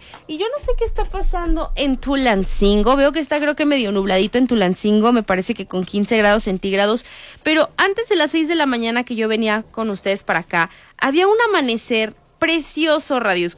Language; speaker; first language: Spanish; native; Spanish